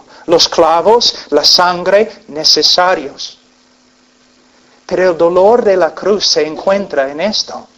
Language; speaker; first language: Spanish; non-native, fluent; English